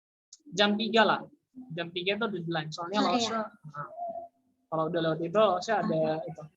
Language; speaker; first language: Indonesian; native; Indonesian